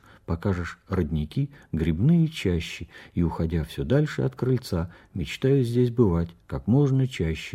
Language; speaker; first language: Russian; native; Russian